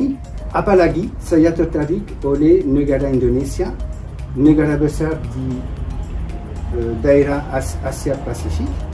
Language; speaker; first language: Indonesian; non-native, learner; French